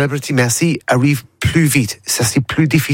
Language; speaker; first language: French; non-native, learner; English